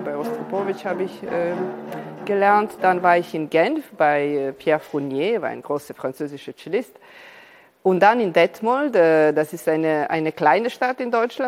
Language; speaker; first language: German; non-native, fluent; Serbian